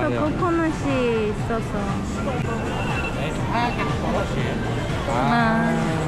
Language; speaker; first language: Korean; non-native, fluent; Turkish